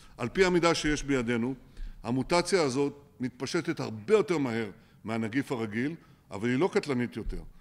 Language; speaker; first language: Hebrew; native; Hebrew